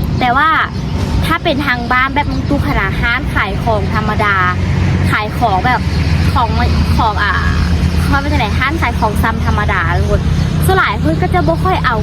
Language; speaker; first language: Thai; non-native, learner; Lao